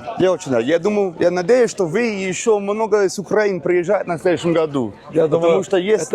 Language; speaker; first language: Russian; non-native, learner; English